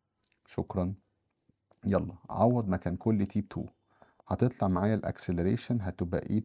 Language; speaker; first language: Arabic; native; Arabic